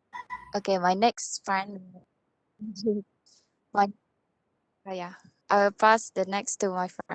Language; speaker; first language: English; non-native, local second language; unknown